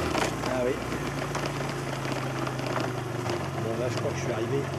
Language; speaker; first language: French; native; French